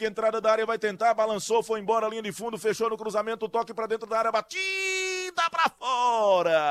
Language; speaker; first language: Portuguese; native; Portuguese